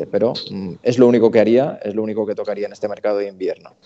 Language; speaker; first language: Spanish; native; Spanish